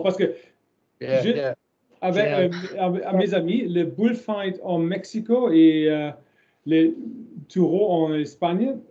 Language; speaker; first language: French; non-native, learner; German